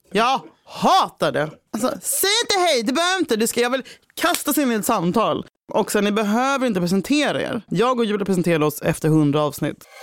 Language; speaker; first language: Swedish; native; Swedish